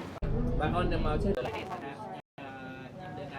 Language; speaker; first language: English; non-native, learner; Thai